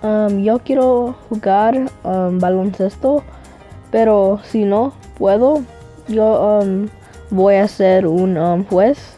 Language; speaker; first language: Spanish; non-native, learner; English